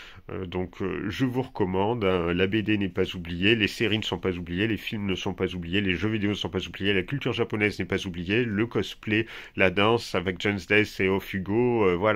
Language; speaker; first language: French; native; French